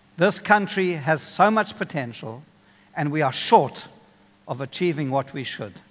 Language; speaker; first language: English; native; English